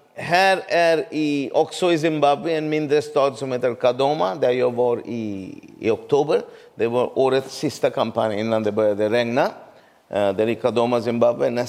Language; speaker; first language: Swedish; non-native, fluent; Urdu